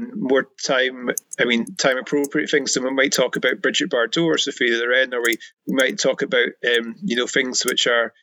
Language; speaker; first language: English; native; English